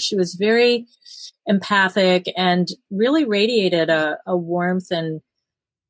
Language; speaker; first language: English; native; English